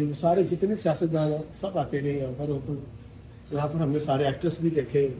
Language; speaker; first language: Urdu; non-native, local second language; Punjabi